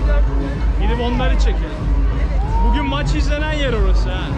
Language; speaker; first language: Turkish; native; Turkish